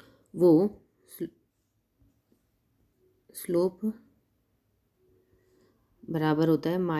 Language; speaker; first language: Hindi; native; Hindi